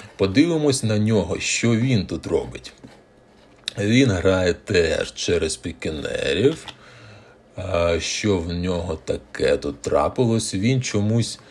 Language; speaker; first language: Ukrainian; non-native, local second language; Russian